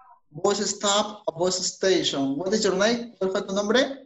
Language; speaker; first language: Spanish; native; Spanish